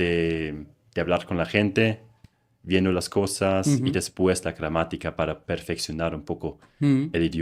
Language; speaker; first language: Spanish; non-native, fluent; German